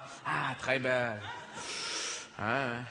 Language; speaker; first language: French; non-native, learner; English